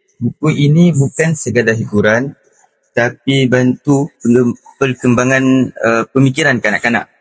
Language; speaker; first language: Malay; native; Malay